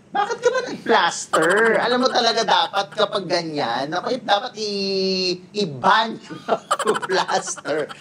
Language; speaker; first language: Filipino; native; Filipino